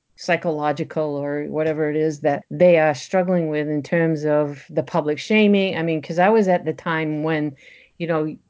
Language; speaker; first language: English; early bilingual, other home language; French